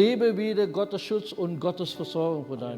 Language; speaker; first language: German; non-native, fluent; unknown